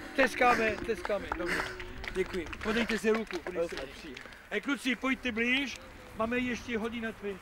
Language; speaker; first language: Czech; non-native, fluent; French